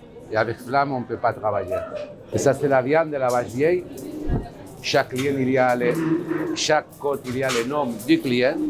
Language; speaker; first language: French; non-native, learner; Basque